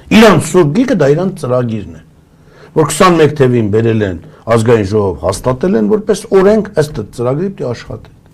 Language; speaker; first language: Armenian; early bilingual, other home language; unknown